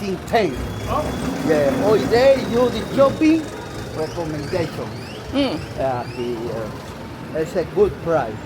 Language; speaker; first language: English; non-native, learner; Spanish